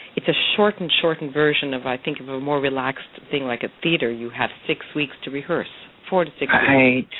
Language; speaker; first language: English; native; English